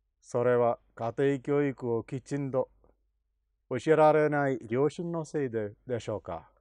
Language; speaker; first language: Japanese; non-native, fluent; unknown